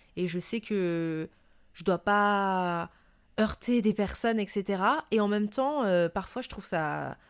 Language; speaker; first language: French; non-native, local second language; Malagasy